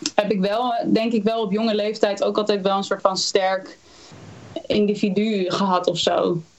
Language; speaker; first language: Dutch; native; Dutch